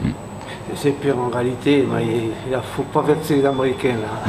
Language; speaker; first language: French; native; French